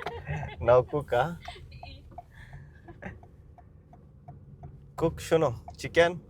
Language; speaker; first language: English; non-native, learner; Telugu